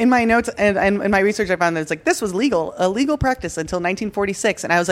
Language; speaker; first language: English; native; English